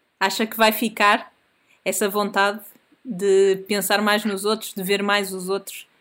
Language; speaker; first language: Portuguese; native; Portuguese